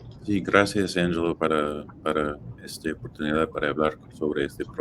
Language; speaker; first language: Spanish; non-native, fluent; English